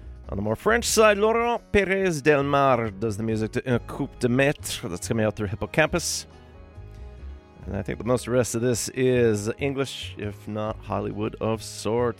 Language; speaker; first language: English; native; English